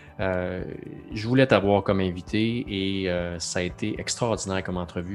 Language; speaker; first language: French; native; French